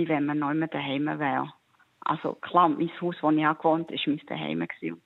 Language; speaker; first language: German; native; German